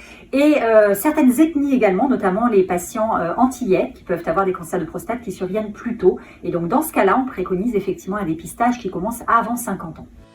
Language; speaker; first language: French; native; French